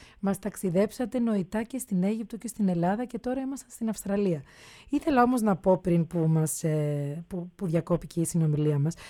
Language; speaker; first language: Greek; native; Greek